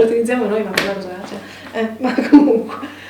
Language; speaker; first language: Italian; native; Italian